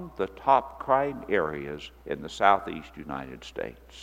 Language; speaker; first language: English; native; English